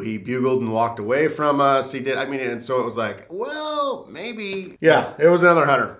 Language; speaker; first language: English; native; English